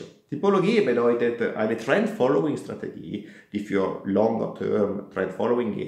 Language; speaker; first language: German; non-native, fluent; Italian